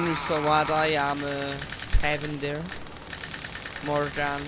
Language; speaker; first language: Welsh; native; Welsh